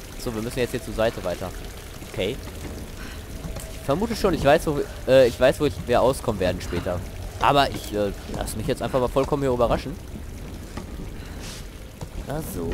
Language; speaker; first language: German; native; German